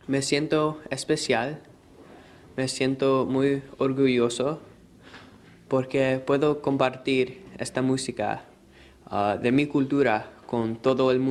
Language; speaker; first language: Spanish; early bilingual, heritage; Spanish